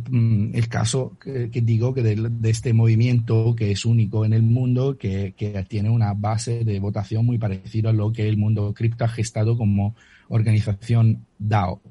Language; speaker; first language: Spanish; non-native, fluent; Italian